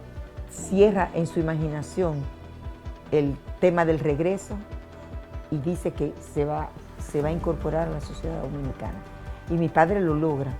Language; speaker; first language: Spanish; early bilingual, other home language; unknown